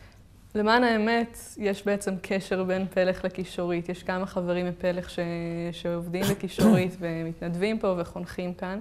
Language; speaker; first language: Hebrew; native; Hebrew